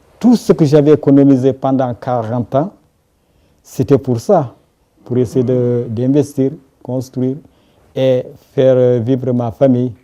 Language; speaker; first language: French; non-native, local second language; Wolof